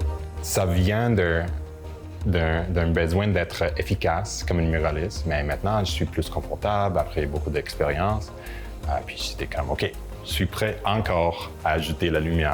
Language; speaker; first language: French; non-native, local second language; English